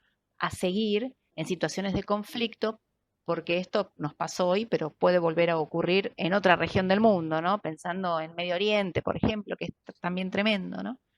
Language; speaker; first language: Spanish; native; Spanish